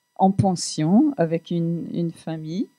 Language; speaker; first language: French; non-native, fluent; English